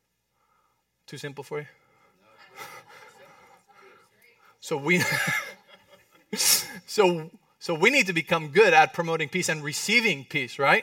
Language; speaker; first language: English; non-native, fluent; Spanish